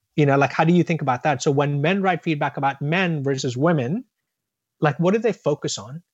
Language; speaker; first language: English; non-native, local second language; Tamil